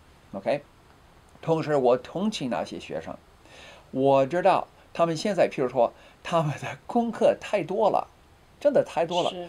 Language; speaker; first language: Chinese; non-native, fluent; English